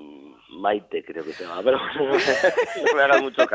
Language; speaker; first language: Spanish; native; Spanish